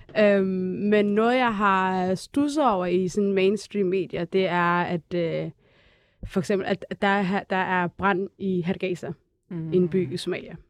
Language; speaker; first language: Danish; early bilingual, other home language; Somali